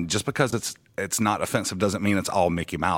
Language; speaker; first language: English; native; English